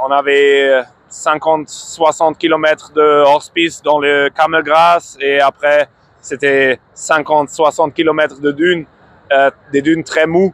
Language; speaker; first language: French; non-native, fluent; German